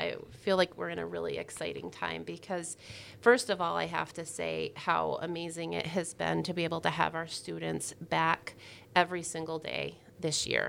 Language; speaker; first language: English; native; English